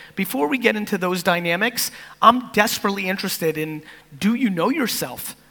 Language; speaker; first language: English; native; English